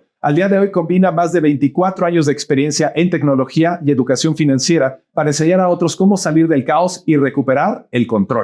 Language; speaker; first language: Spanish; native; Spanish